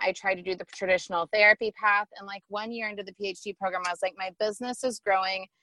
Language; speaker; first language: English; native; English